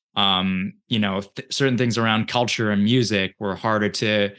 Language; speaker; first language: English; early bilingual, other home language; Japanese